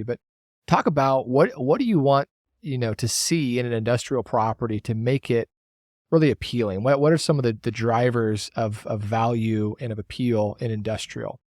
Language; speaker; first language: English; native; English